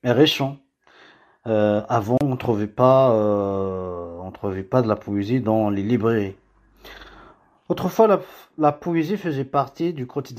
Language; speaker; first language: French; non-native, local second language; Kabyle